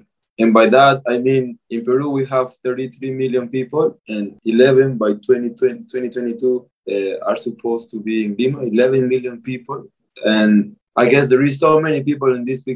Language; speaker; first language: English; non-native, fluent; Spanish